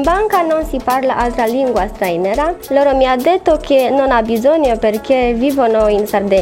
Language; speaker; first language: Italian; non-native, learner; Romanian